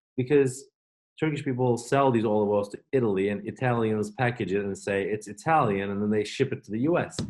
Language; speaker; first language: English; non-native, fluent; Turkish